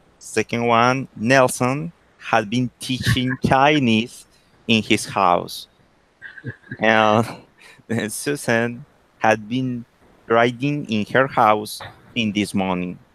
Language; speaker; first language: English; non-native, learner; Spanish